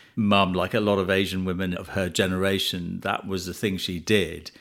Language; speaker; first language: English; early bilingual, other home language; Tamil